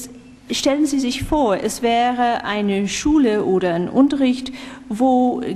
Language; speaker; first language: German; non-native, fluent; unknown